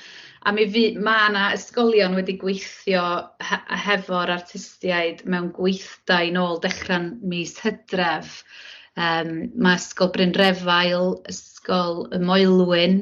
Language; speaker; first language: Welsh; native; Welsh